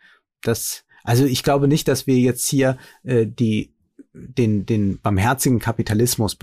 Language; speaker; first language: German; native; German